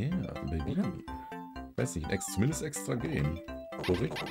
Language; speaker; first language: German; native; German